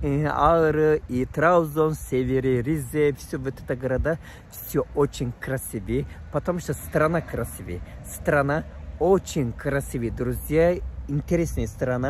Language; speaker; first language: Russian; non-native, fluent; Turkish